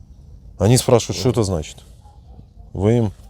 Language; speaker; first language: Russian; native; Russian